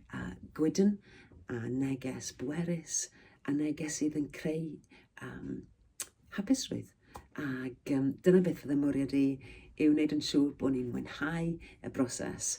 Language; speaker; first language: Welsh; native; Welsh